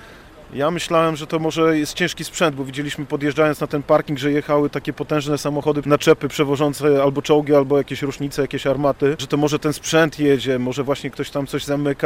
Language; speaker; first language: Polish; native; Polish